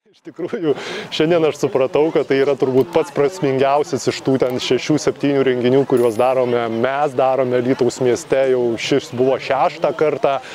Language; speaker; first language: Lithuanian; native; Lithuanian